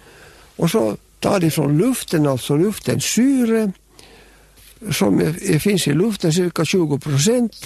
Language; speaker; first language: Swedish; native; Swedish